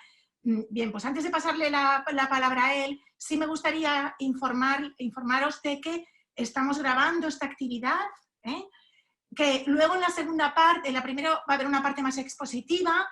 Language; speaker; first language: Spanish; native; Spanish